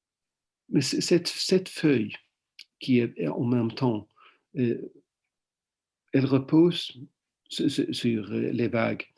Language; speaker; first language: French; non-native, fluent; Swedish